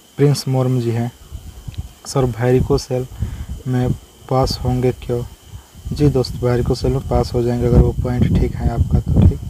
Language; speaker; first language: Hindi; native; Hindi